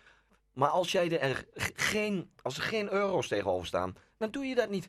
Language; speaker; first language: Dutch; native; Dutch